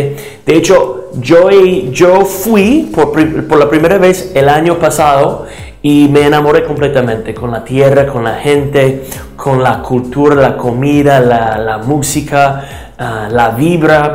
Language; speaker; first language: Spanish; non-native, fluent; English